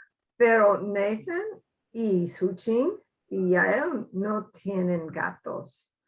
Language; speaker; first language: Spanish; non-native, learner; English